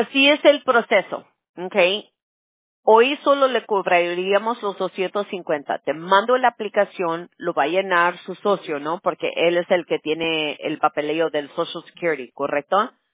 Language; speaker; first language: Spanish; early bilingual, heritage; Spanish